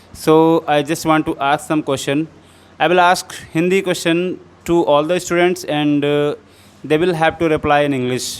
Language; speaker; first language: English; non-native, learner; Hindi